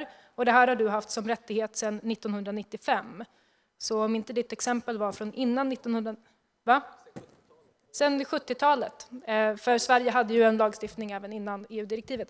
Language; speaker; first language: Swedish; native; Swedish